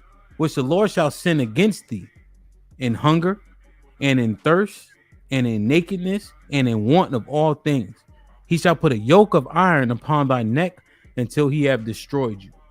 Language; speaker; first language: English; native; English